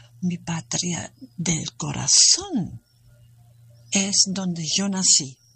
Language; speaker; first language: Spanish; non-native, learner; German